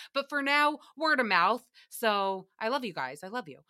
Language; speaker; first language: English; early bilingual, other home language; Armenian